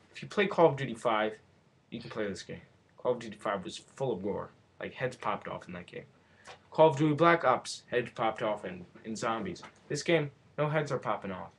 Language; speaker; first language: English; native; English